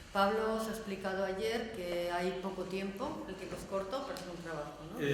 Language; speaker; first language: Spanish; non-native, fluent; French